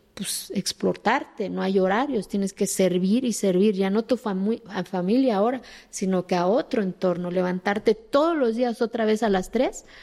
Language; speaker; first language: Spanish; early bilingual, other home language; Zapotec